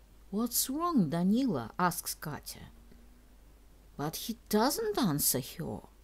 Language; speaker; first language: English; non-native, fluent; Russian